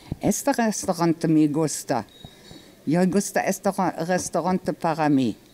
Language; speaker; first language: Spanish; non-native, learner; German